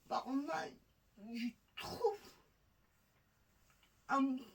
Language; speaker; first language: French; non-native, learner; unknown